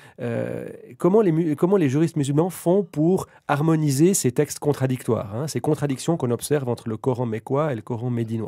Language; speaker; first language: French; native; French